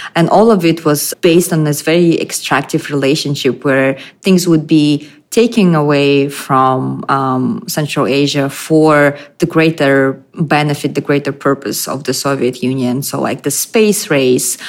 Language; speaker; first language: English; non-native, fluent; Russian